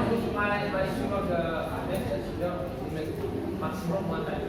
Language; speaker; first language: Indonesian; non-native, learner; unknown